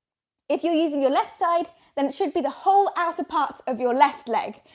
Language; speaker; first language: English; native; English